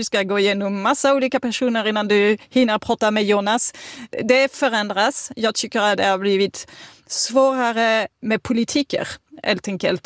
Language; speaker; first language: Swedish; non-native, fluent; French